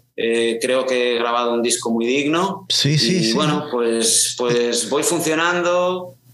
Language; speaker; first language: Spanish; native; Spanish